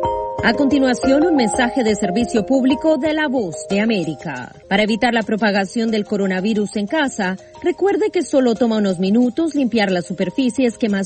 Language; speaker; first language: Spanish; native; Spanish